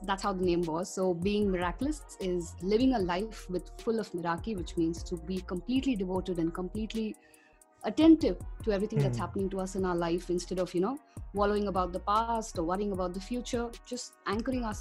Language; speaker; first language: English; non-native, local second language; Tamil